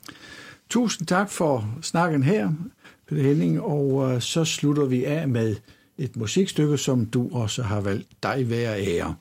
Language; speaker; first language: Danish; native; Danish